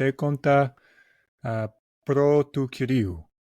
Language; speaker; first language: Greek; non-native, learner; English